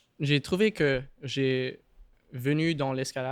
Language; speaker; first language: French; non-native, local second language; English